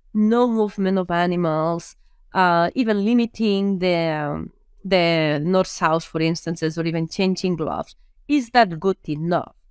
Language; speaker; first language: English; non-native, fluent; Spanish